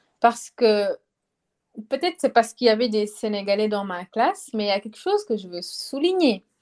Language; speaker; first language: French; non-native, local second language; Wolof